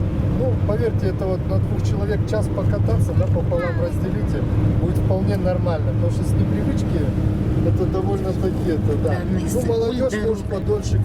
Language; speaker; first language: Russian; native; Russian